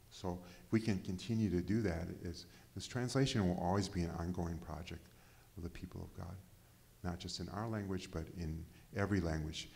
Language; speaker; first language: English; native; English